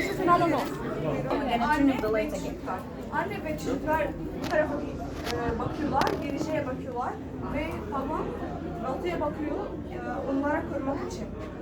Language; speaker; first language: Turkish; non-native, learner; Arabic